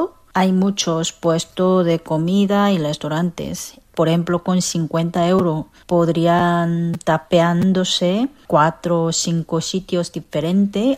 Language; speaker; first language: Spanish; non-native, learner; Korean